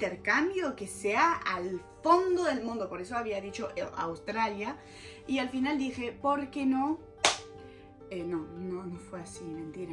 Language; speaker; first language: Spanish; non-native, fluent; French